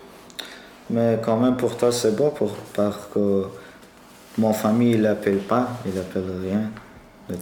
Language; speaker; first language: French; non-native, learner; Persian